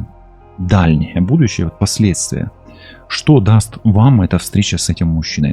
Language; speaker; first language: Russian; non-native, local second language; Ukrainian